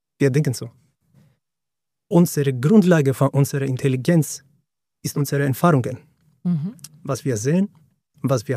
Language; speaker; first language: German; non-native, fluent; Greek